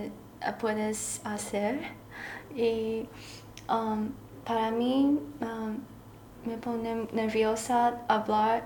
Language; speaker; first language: Spanish; non-native, learner; Chinese